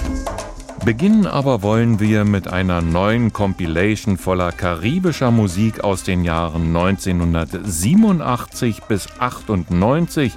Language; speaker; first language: German; native; German